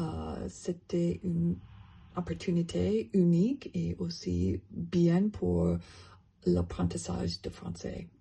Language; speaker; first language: French; non-native, learner; English